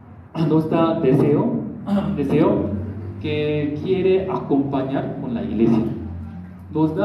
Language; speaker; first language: Spanish; non-native, learner; Korean